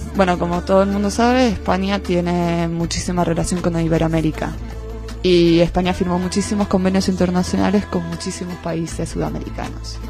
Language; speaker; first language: Spanish; native; Spanish